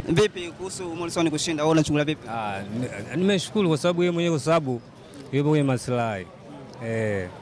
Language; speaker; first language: Swahili; native; Swahili